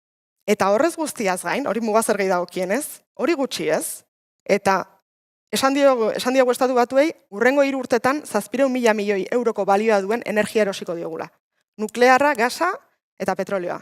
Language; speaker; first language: Basque; native; Basque